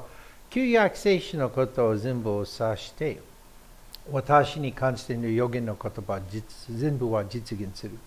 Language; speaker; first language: Japanese; non-native, fluent; English